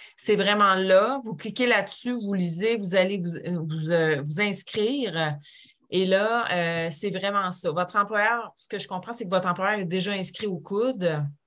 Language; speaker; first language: French; native; French